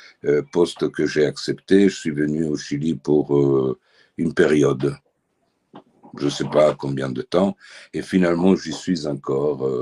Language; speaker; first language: French; early bilingual, heritage; French